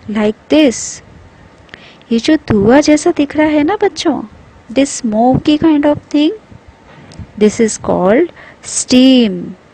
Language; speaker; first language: English; non-native, local second language; Hindi